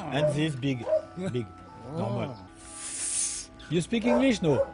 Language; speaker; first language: English; non-native, learner; French